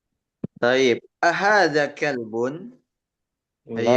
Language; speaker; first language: Arabic; non-native, fluent; Indonesian